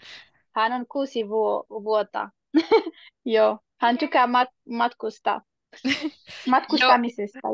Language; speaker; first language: Finnish; non-native, learner; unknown